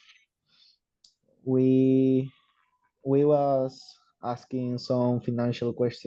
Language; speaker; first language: English; non-native, learner; Spanish